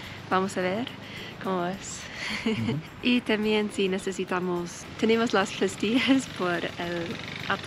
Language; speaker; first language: Spanish; non-native, learner; English